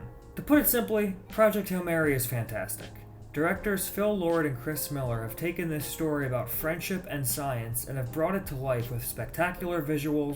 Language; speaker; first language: English; native; English